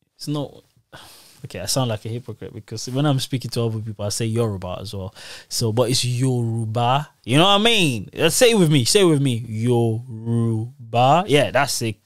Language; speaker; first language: English; native; English